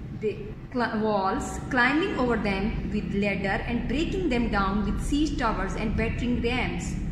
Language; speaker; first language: English; non-native, local second language; Urdu